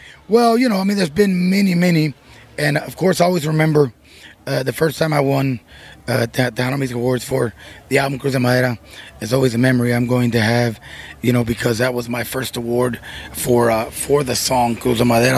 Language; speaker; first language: English; early bilingual, other home language; Spanish